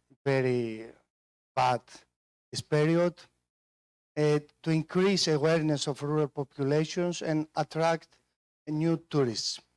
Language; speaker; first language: English; non-native, fluent; Greek